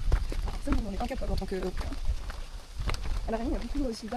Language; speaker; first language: French; native; French